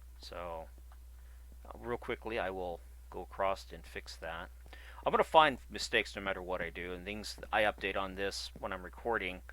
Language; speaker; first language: English; native; English